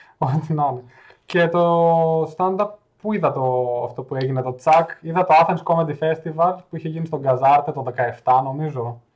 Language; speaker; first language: Greek; native; Greek